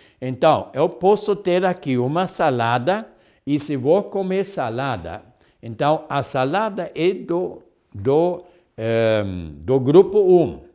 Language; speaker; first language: Portuguese; non-native, fluent; Spanish